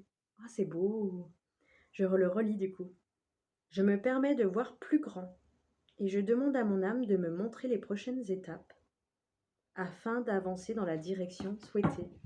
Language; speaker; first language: French; native; French